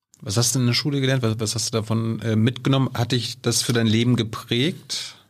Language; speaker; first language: German; native; German